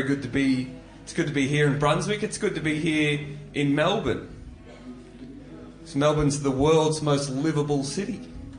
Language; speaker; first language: English; native; English